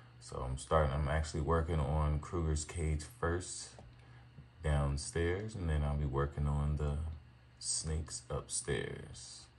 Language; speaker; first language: English; native; English